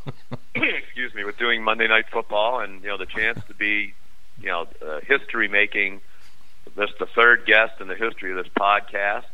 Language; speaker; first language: English; native; English